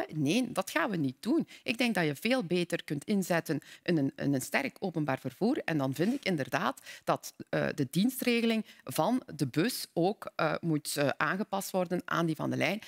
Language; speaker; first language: Dutch; native; Dutch